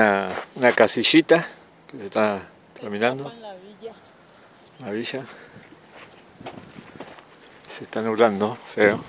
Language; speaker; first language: Spanish; native; Spanish